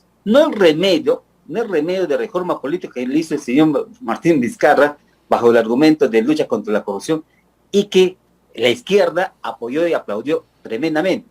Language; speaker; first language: Spanish; native; Spanish